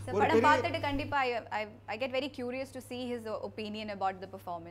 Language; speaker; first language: Tamil; non-native, local second language; Malayalam